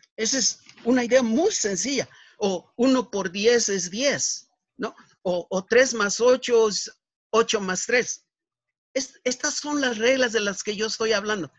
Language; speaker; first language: Spanish; native; Spanish